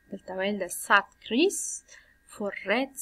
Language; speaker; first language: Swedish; non-native, fluent; Pashto